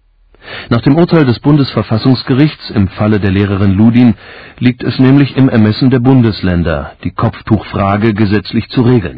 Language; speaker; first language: German; native; German